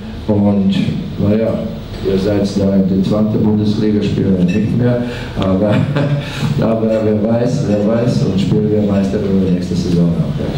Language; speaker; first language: German; non-native, learner; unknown